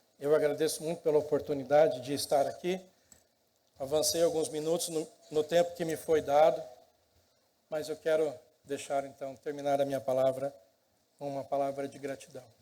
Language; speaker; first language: Portuguese; native; Portuguese